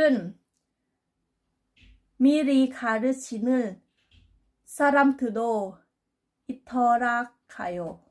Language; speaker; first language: Korean; non-native, learner; Thai